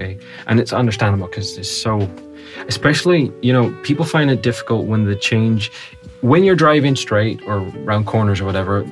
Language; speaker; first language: English; native; English